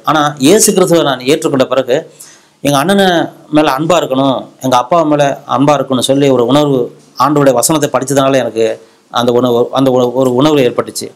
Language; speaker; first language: Tamil; non-native, local second language; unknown